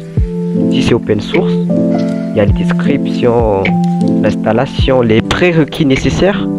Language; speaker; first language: French; non-native, local second language; Malagasy